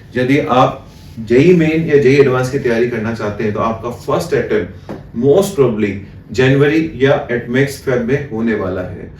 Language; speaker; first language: Hindi; native; Hindi